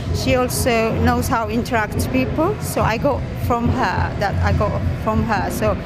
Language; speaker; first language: English; non-native, fluent; Amharic